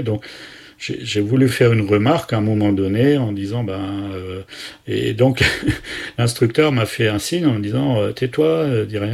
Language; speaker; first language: French; native; French